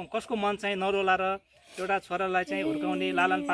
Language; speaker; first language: Nepali; native; Nepali